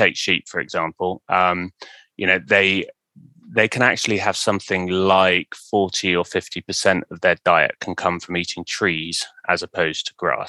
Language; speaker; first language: English; native; English